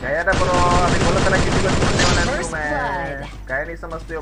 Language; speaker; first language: Hindi; native; Hindi